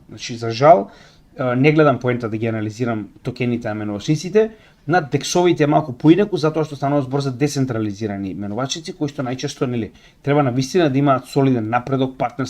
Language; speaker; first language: Macedonian; native; Macedonian